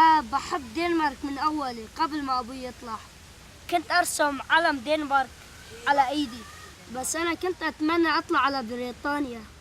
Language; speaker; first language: Arabic; native; Arabic